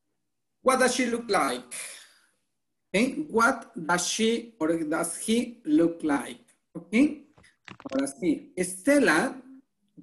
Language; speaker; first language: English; non-native, fluent; Spanish